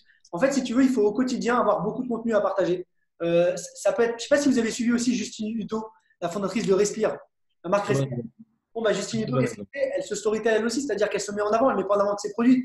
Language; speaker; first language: French; native; French